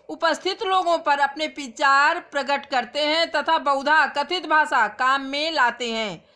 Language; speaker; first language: Hindi; native; Hindi